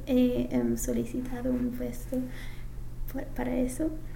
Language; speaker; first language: Spanish; non-native, fluent; English